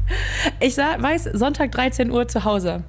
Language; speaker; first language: German; native; German